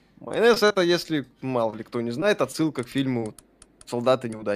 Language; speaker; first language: Russian; native; Russian